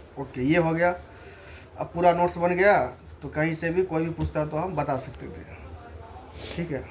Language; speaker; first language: Hindi; native; Hindi